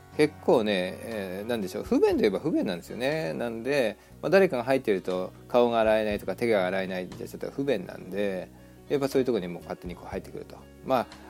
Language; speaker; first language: Japanese; native; Japanese